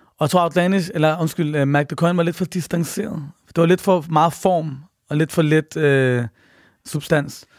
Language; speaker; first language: Danish; early bilingual, other home language; Persian